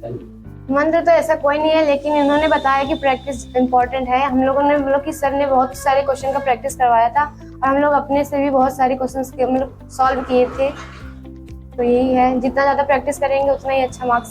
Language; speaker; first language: Hindi; native; Hindi